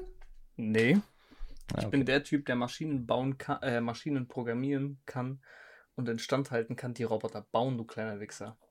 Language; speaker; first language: German; native; German